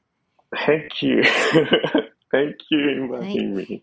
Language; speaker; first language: English; non-native, learner; Japanese